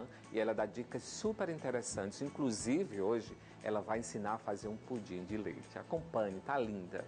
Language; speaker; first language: Portuguese; native; Portuguese